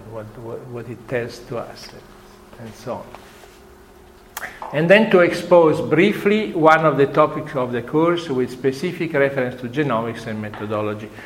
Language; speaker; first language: English; non-native, fluent; Italian